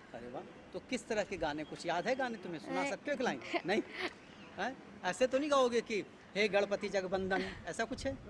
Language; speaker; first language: Hindi; native; Hindi